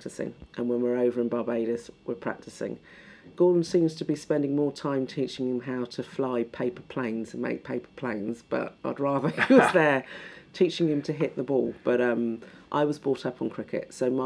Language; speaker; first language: English; native; English